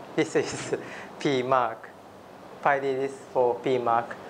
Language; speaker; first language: English; non-native, learner; Japanese